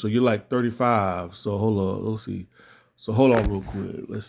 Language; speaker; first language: English; native; English